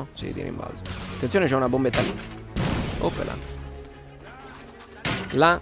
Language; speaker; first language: Italian; native; Italian